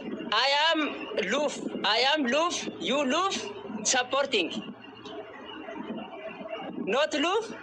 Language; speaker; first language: English; non-native, learner; Oromo